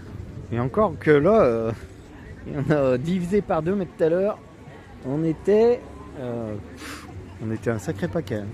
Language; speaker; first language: French; native; French